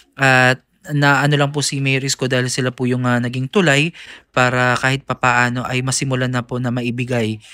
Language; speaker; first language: Filipino; native; Filipino